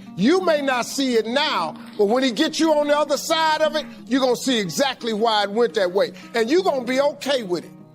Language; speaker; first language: English; native; English